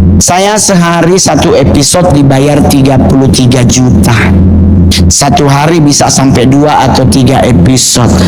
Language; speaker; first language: Indonesian; native; Indonesian